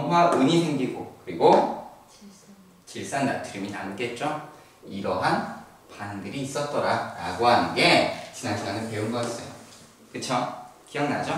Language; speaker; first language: Korean; native; Korean